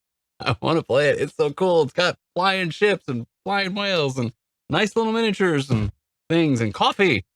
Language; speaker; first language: English; native; English